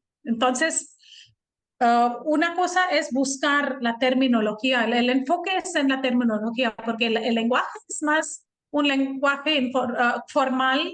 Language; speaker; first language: Spanish; non-native, fluent; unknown